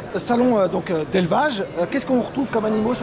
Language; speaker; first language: French; native; French